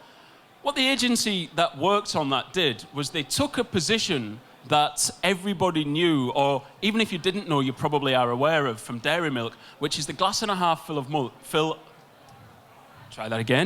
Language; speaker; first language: English; native; English